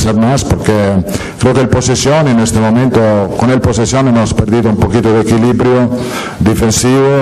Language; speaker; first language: Spanish; non-native, fluent; Italian